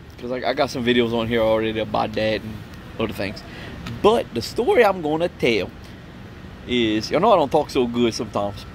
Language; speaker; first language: English; native; English